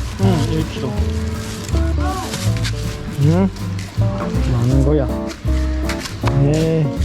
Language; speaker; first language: Korean; native; Korean